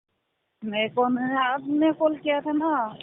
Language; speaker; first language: Hindi; non-native, local second language; Assamese